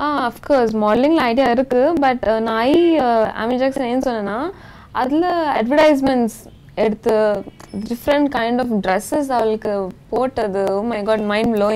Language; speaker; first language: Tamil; non-native, local second language; Telugu